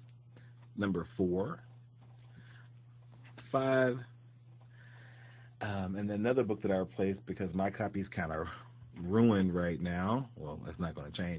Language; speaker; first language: English; native; English